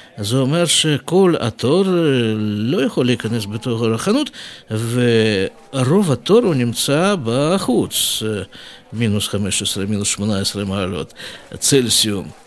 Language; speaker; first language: Hebrew; non-native, fluent; Russian